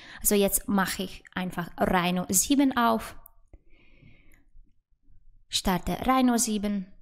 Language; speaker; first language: German; non-native, fluent; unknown